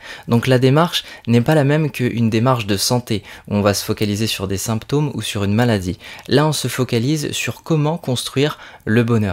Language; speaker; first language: French; native; French